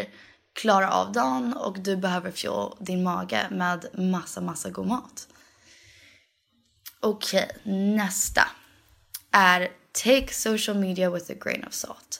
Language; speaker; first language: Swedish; early bilingual, heritage; Swedish